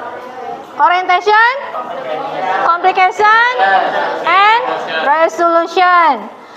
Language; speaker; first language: English; non-native, fluent; Indonesian